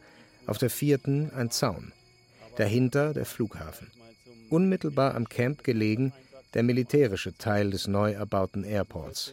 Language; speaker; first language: German; native; German